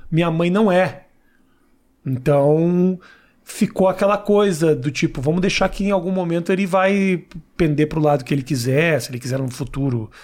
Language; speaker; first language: Portuguese; native; Portuguese